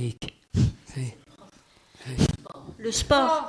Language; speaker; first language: French; native; French